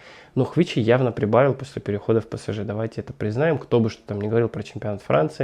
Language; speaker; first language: Russian; native; Russian